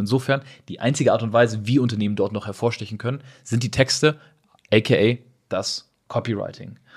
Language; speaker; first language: German; native; German